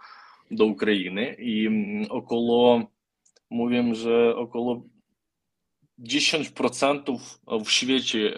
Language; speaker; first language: Polish; non-native, learner; Ukrainian